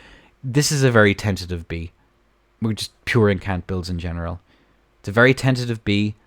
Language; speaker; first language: English; native; English